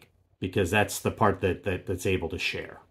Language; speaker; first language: English; native; English